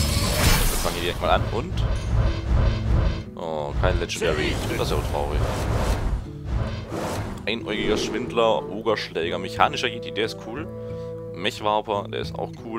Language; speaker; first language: German; native; German